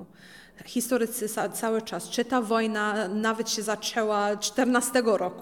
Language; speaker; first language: Polish; early bilingual, heritage; Polish